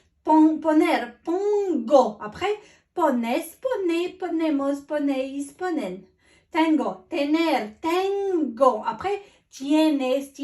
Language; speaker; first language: Spanish; non-native, fluent; Arabic